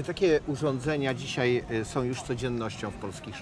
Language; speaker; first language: Polish; native; Polish